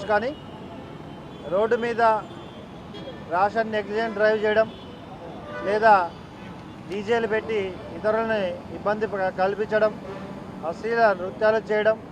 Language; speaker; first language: Telugu; native; Telugu